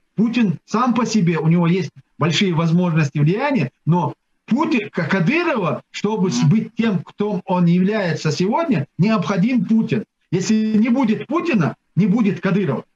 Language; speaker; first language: Russian; non-native, local second language; Chechen